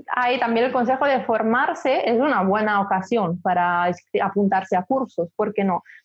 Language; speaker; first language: Spanish; non-native, fluent; Italian